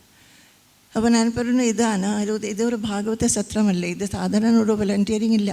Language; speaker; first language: Malayalam; non-native, fluent; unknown